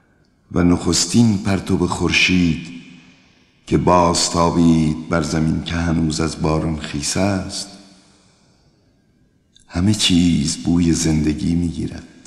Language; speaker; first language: Persian; native; Persian